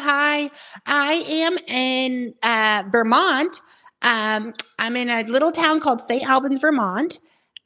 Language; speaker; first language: English; native; English